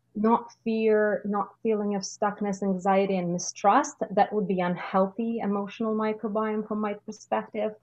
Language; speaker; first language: English; non-native, fluent; Russian